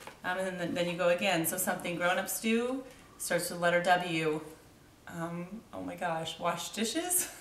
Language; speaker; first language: English; native; English